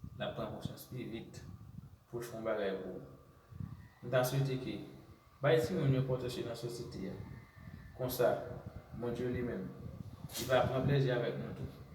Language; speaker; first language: French; non-native, learner; Haitian Creole